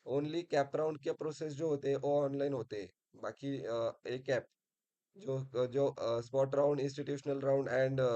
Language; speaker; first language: Hindi; non-native, local second language; Marathi